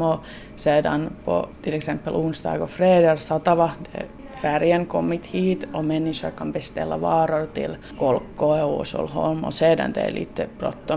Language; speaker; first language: Swedish; non-native, local second language; Finnish